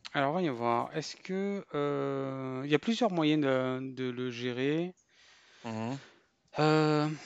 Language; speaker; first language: French; native; French